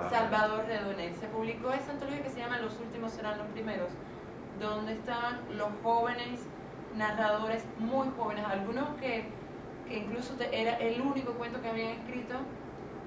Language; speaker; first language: Spanish; native; Spanish